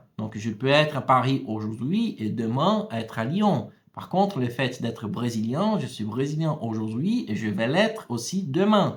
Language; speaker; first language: French; non-native, fluent; Portuguese